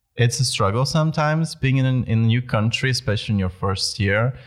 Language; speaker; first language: English; non-native, fluent; Bulgarian